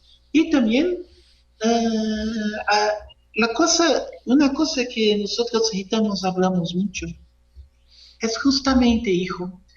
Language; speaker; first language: Spanish; non-native, learner; Portuguese